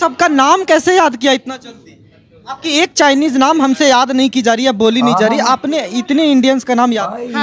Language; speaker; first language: Hindi; native; Hindi